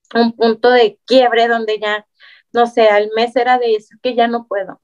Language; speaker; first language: Spanish; native; Spanish